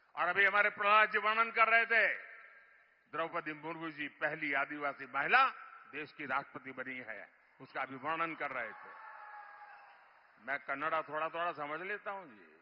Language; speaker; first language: Hindi; non-native, local second language; Gujarati